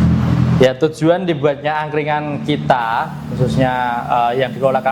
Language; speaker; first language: Indonesian; native; Indonesian